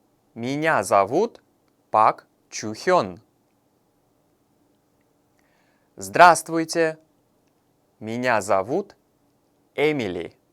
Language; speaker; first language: Russian; non-native, fluent; Korean